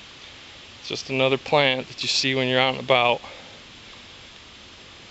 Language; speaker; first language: English; native; English